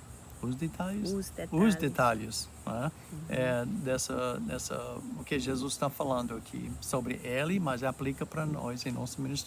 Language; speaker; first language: Portuguese; non-native, fluent; English